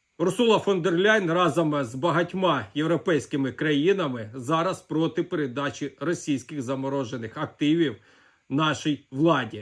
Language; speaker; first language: Ukrainian; native; Ukrainian